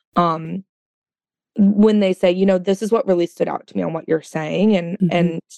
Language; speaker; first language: English; native; English